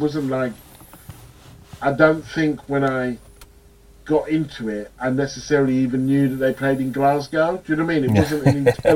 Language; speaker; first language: English; native; English